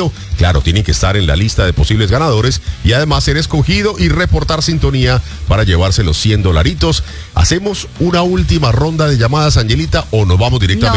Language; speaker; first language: Spanish; native; Spanish